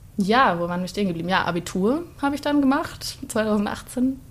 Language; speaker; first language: German; native; German